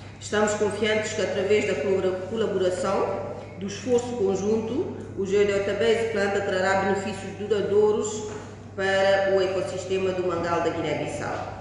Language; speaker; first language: Portuguese; non-native, local second language; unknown